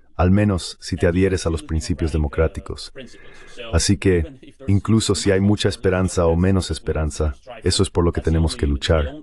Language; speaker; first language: Spanish; native; Spanish